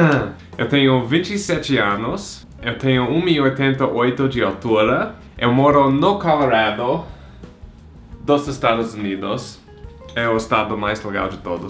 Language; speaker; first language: Portuguese; non-native, fluent; English